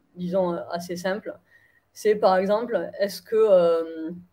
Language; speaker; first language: French; native; French